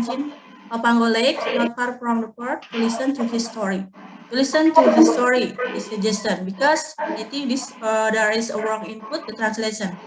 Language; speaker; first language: English; non-native, learner; Indonesian